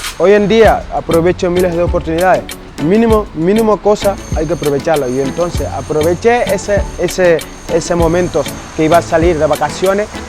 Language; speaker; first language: Spanish; non-native, fluent; Wolof